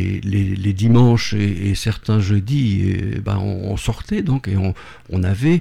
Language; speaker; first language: French; native; French